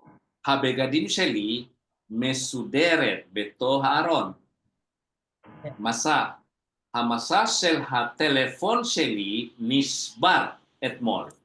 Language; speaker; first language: Hebrew; non-native, fluent; Indonesian